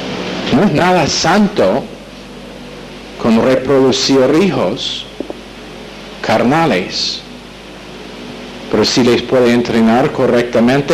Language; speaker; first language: Spanish; non-native, fluent; English